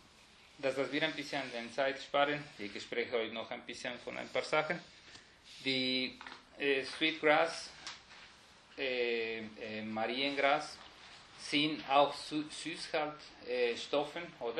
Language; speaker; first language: German; non-native, fluent; Spanish